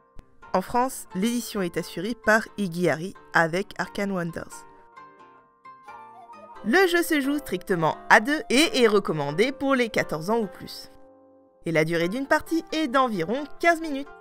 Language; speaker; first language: French; native; French